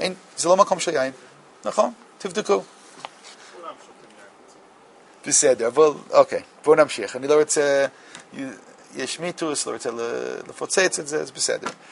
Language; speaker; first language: Hebrew; non-native, fluent; English